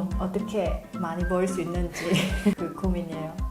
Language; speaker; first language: Korean; non-native, learner; Vietnamese